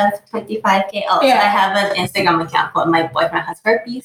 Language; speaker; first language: English; non-native, fluent; Japanese